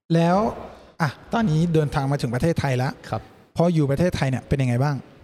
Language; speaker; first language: Thai; early bilingual, other home language; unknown